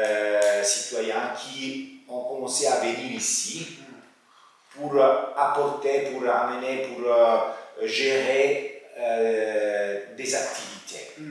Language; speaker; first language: French; non-native, fluent; Italian